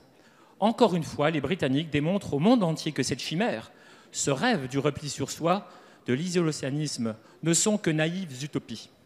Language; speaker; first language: French; native; French